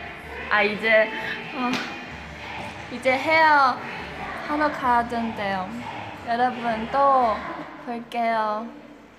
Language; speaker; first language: Korean; non-native, fluent; Chinese